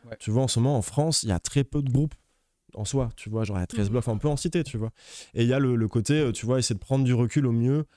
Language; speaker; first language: French; native; French